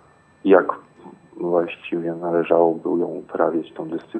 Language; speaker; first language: Polish; native; Polish